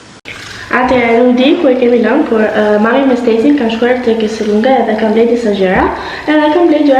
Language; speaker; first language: Albanian; early bilingual, heritage; Albanian